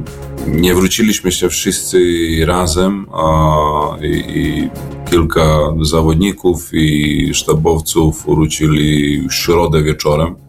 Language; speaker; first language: Polish; non-native, learner; Serbian